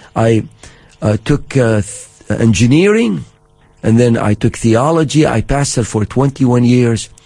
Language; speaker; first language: English; non-native, fluent; Arabic